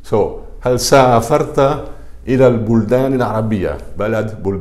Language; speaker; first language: Arabic; non-native, fluent; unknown